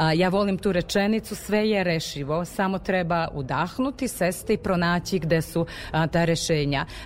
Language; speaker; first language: Serbian; non-native, local second language; Slovak